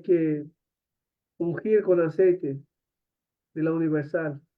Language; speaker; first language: Spanish; native; Spanish